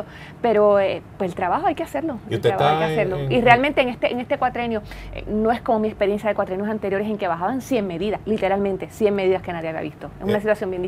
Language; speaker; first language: Spanish; native; Spanish